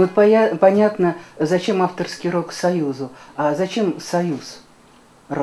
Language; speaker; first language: Russian; native; Russian